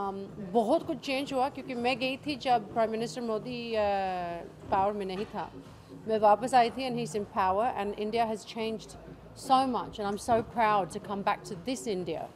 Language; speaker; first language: Hindi; early bilingual, heritage; English